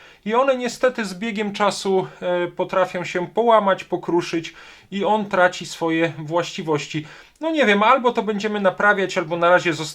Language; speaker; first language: Polish; native; Polish